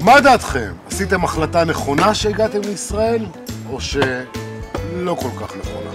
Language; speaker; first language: Hebrew; early bilingual, other home language; Russian